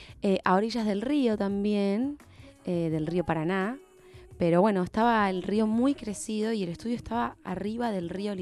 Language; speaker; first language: Spanish; native; Spanish